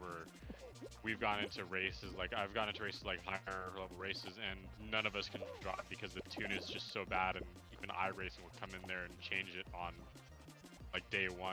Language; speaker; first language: English; native; English